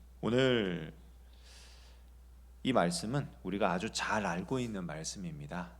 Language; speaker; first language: Korean; native; Korean